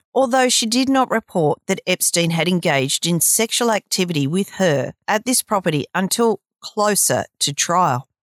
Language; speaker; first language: English; native; English